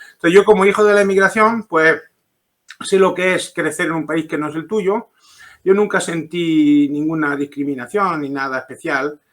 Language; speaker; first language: Spanish; early bilingual, heritage; Spanish